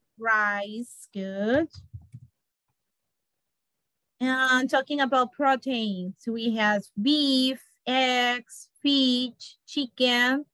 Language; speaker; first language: English; non-native, learner; Spanish